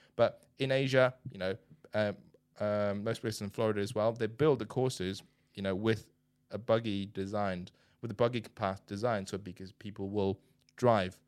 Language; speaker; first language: English; non-native, fluent; Chinese